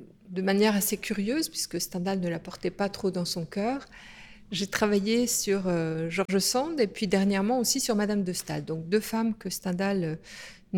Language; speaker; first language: French; native; French